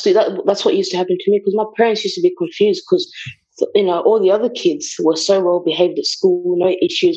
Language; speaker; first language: English; early bilingual, other home language; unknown